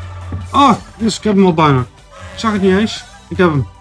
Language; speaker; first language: Dutch; native; Dutch